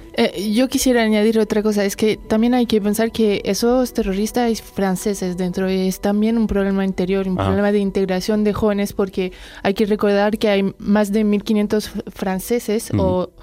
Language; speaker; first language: Spanish; non-native, fluent; French